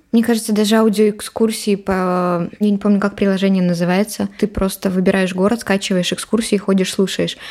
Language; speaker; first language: Russian; native; Russian